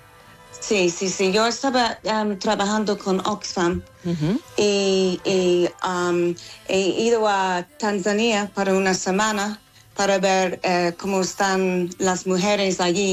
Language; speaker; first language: Spanish; non-native, fluent; English